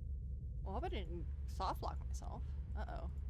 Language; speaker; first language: English; native; English